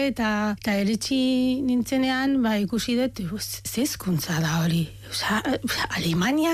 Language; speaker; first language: Basque; non-native, fluent; Arabic